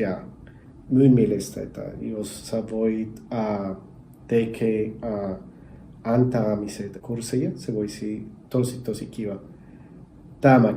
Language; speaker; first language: Finnish; non-native, learner; Spanish